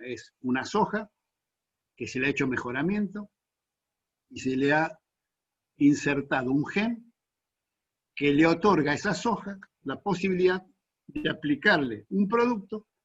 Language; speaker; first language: Spanish; native; Spanish